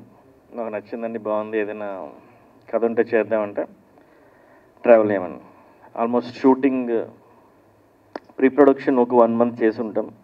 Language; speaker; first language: Telugu; native; Telugu